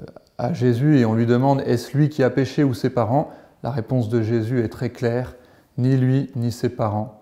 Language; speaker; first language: French; native; French